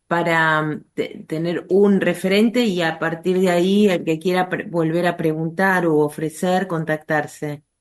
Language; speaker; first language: Spanish; native; Spanish